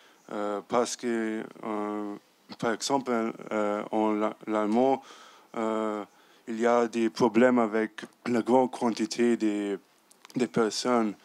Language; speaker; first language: French; non-native, fluent; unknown